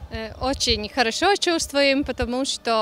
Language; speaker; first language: Russian; non-native, local second language; Latvian